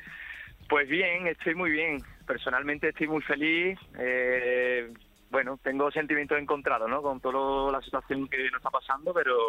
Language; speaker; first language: Spanish; native; Spanish